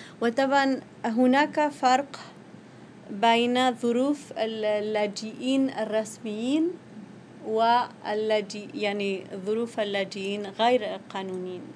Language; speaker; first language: Arabic; non-native, fluent; Spanish